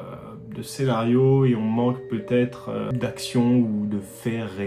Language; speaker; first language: French; native; French